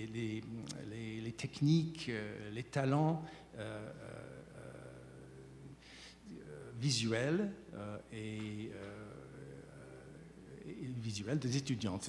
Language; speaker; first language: French; native; French